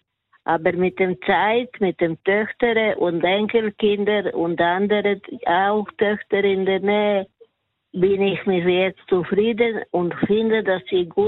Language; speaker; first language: German; non-native, learner; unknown